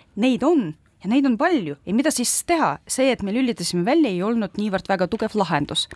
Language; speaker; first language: Estonian; non-native, local second language; Russian